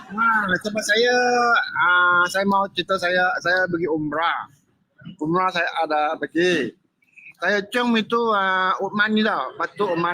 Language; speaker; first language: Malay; non-native, local second language; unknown